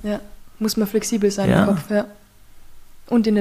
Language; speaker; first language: German; native; German